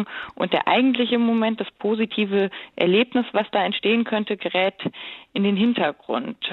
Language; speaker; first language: German; native; German